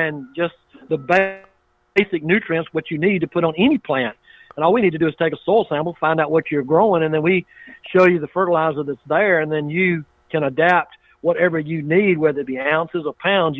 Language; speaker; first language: English; native; English